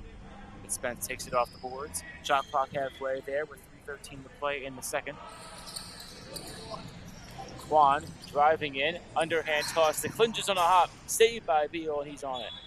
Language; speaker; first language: English; native; English